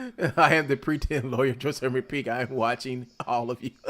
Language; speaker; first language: English; native; English